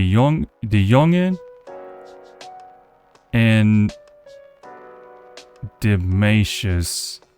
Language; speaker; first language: Dutch; non-native, learner; English